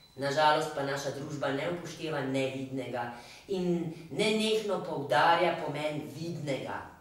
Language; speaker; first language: Slovenian; native; Slovenian